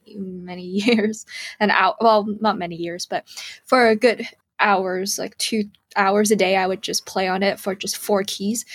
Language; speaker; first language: English; early bilingual, other home language; Cantonese